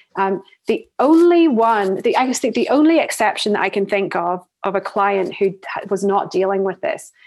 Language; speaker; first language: English; native; English